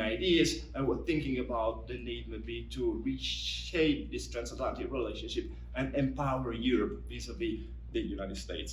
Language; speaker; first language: English; non-native, fluent; Italian